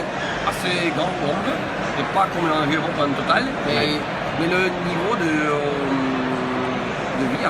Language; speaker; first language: French; non-native, learner; Russian